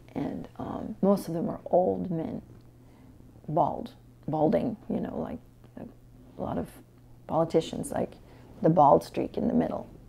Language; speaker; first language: English; non-native, fluent; French